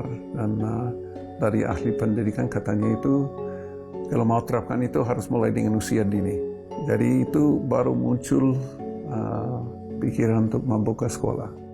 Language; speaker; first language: Indonesian; non-native, fluent; English